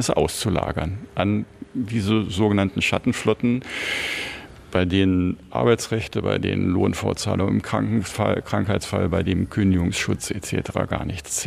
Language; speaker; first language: German; native; German